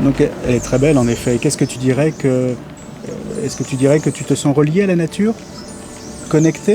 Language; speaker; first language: French; native; French